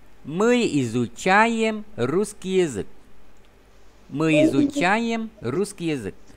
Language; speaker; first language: Russian; non-native, fluent; Vietnamese